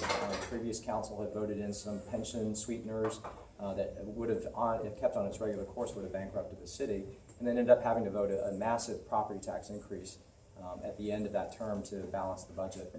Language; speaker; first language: English; native; English